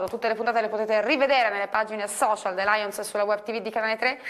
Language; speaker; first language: Italian; native; Italian